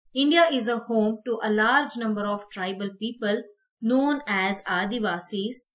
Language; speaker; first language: English; non-native, local second language; Kannada